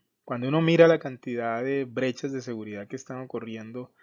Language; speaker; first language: Spanish; native; Spanish